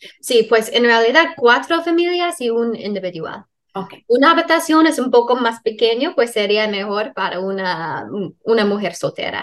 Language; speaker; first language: Spanish; non-native, fluent; English